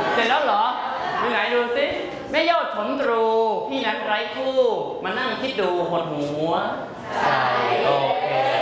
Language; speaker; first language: Thai; native; Thai